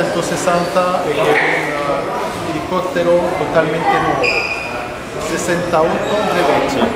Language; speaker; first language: Italian; non-native, fluent; French